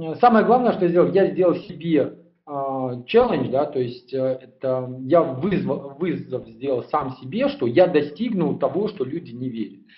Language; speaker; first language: Russian; native; Russian